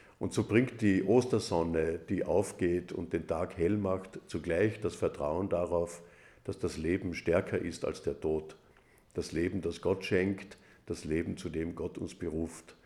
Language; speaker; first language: German; native; German